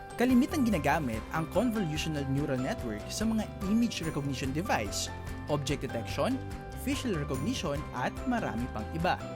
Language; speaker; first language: Filipino; native; Filipino